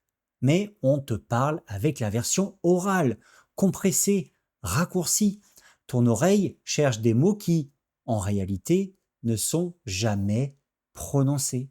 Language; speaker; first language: French; native; French